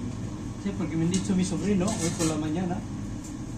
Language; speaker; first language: Spanish; non-native, learner; Filipino